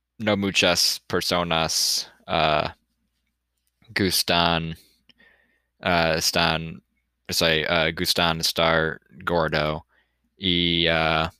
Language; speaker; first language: Spanish; non-native, learner; English